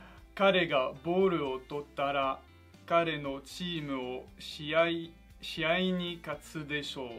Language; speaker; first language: Japanese; non-native, learner; French